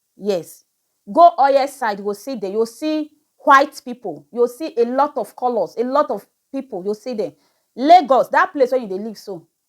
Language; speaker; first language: Nigerian Pidgin; native; Nigerian Pidgin